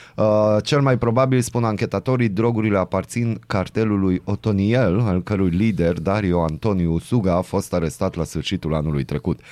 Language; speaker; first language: Romanian; native; Romanian